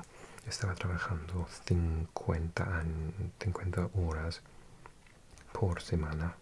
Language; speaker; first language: Spanish; non-native, fluent; English